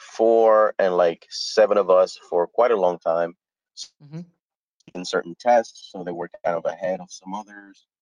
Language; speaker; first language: English; early bilingual, other home language; Spanish